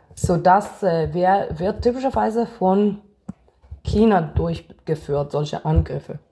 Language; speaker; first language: German; non-native, fluent; Hebrew